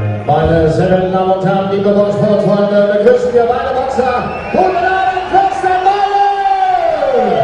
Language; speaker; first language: German; native; German